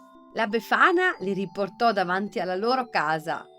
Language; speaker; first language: Italian; native; Italian